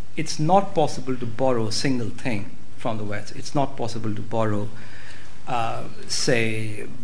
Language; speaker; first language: English; non-native, local second language; Hindi